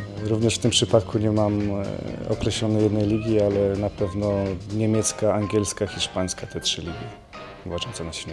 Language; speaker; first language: Polish; native; Polish